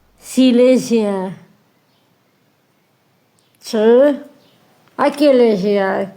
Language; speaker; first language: Slovak; non-native, local second language; Romany